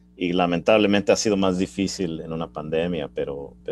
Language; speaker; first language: Spanish; early bilingual, heritage; Spanish